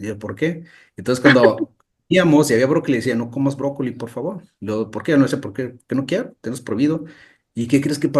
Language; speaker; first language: Spanish; native; Spanish